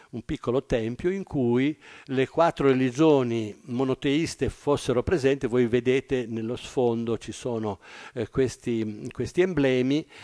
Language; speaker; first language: Italian; native; Italian